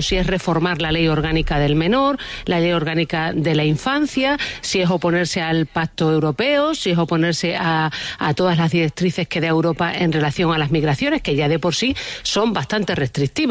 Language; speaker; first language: Spanish; native; Spanish